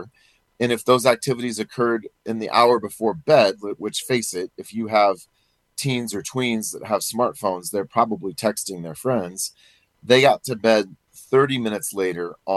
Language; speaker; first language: English; native; English